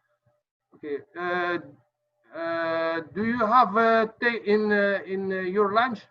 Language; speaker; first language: English; non-native, learner; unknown